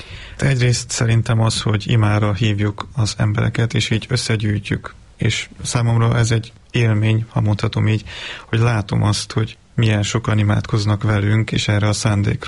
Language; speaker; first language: Hungarian; native; Hungarian